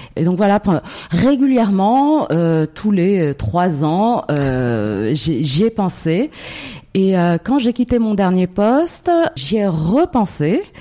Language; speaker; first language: French; non-native, local second language; Arabic